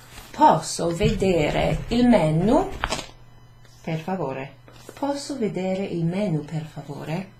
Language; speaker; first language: Italian; non-native, fluent; English